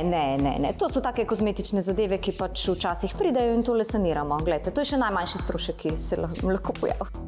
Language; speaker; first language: Slovenian; native; Slovenian